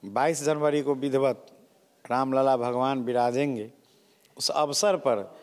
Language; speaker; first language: Hindi; non-native, local second language; Maithili